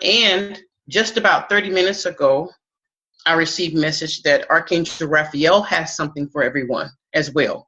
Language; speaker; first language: English; native; English